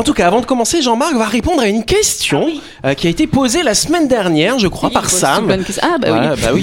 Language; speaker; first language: French; native; French